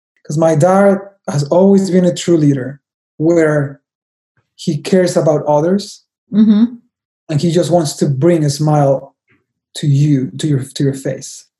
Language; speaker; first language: English; non-native, fluent; Spanish